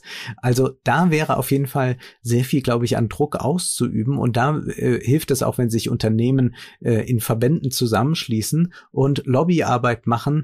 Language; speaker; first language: German; native; German